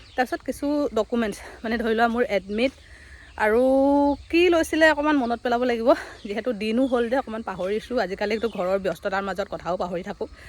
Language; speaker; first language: Assamese; native; Assamese